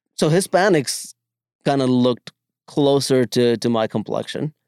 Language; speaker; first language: English; early bilingual, other home language; Malayalam